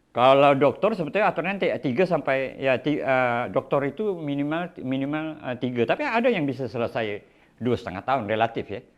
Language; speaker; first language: Malay; native; Malay